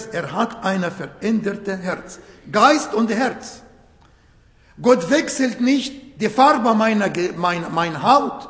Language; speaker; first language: German; non-native, learner; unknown